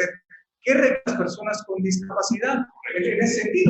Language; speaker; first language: Spanish; native; Spanish